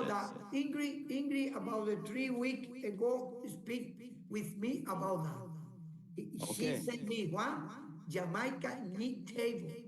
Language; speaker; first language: English; non-native, learner; Spanish